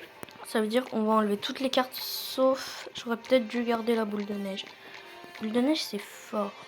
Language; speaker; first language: French; native; French